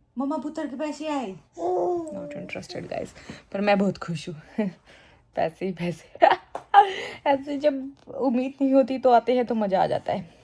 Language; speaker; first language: Hindi; native; Hindi